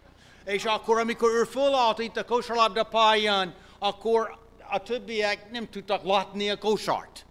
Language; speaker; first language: Hungarian; non-native, fluent; English